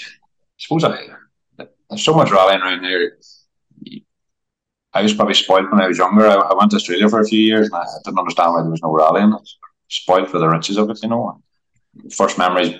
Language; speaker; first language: English; native; English